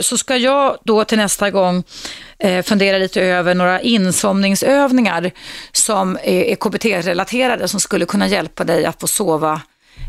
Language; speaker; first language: Swedish; native; Swedish